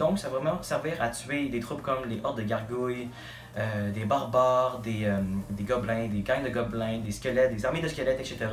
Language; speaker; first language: French; native; French